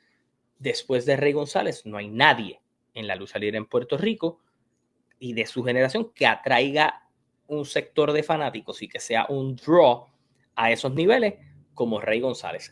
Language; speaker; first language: Spanish; native; Spanish